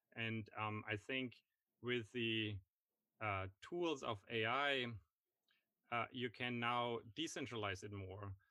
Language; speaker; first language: English; non-native, fluent; German